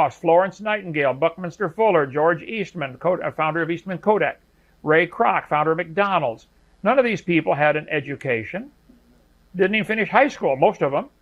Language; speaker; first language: English; native; English